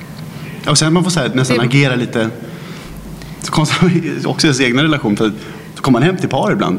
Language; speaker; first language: Swedish; native; Swedish